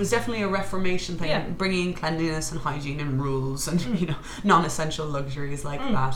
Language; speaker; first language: English; native; English